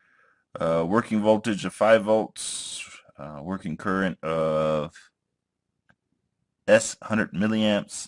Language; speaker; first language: English; native; English